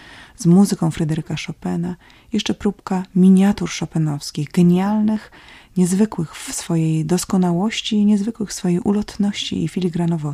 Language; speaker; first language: Polish; native; Polish